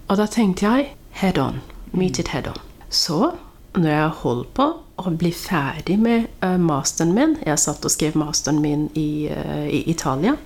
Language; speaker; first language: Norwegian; early bilingual, other home language; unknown